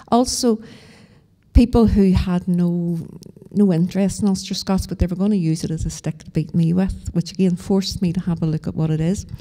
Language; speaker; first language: English; native; English